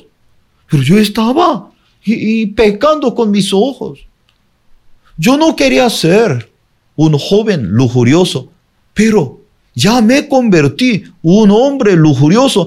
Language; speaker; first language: Spanish; non-native, fluent; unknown